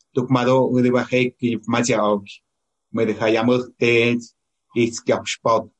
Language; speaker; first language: Spanish; non-native, local second language; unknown